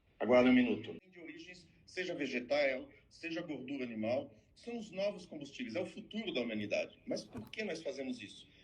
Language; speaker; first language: Portuguese; non-native, fluent; French